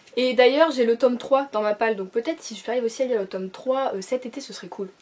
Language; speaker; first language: French; native; French